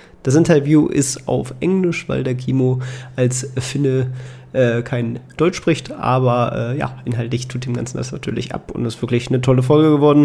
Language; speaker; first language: German; native; German